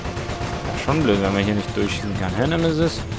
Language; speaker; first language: German; native; German